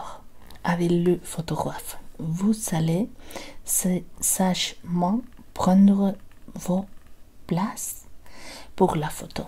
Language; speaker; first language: French; non-native, learner; Spanish